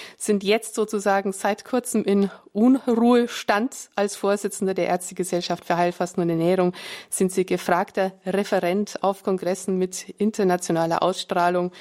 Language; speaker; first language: German; native; German